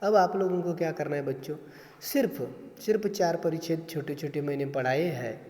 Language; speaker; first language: Hindi; non-native, local second language; Marathi